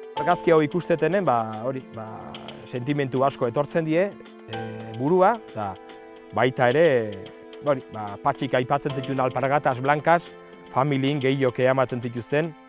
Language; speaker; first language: Basque; native; Basque